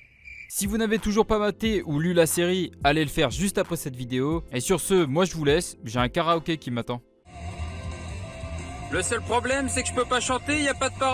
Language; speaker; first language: French; native; French